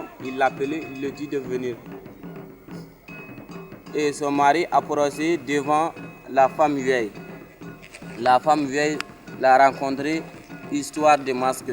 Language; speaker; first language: French; non-native, learner; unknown